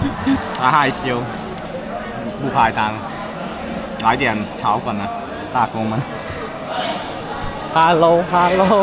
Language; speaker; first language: Chinese; non-native, fluent; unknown